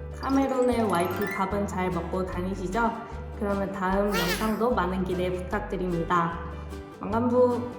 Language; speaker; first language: Korean; native; Korean